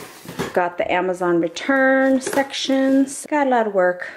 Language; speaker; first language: English; native; English